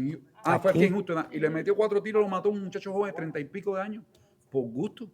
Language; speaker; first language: Spanish; native; Spanish